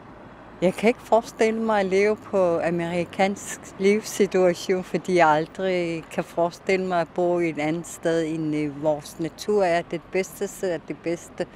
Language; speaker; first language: Danish; non-native, local second language; Kalaallisut